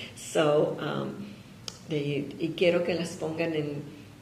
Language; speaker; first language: Spanish; early bilingual, heritage; Spanish